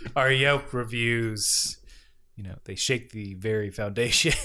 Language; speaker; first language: English; native; English